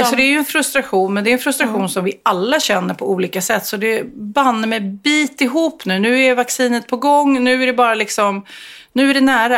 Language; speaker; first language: Swedish; native; Swedish